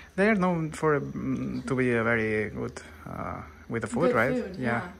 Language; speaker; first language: English; non-native, fluent; Spanish